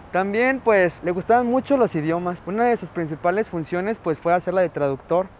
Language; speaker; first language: Spanish; native; Spanish